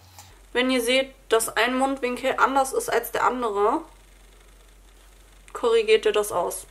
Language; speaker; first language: German; native; German